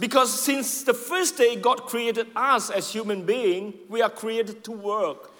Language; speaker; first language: English; non-native, fluent; Indonesian